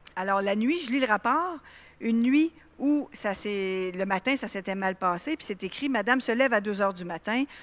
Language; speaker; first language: French; native; French